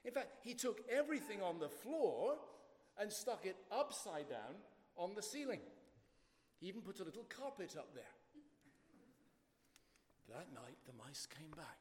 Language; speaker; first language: English; native; English